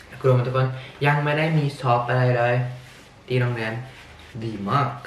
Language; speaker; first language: Thai; early bilingual, heritage; Thai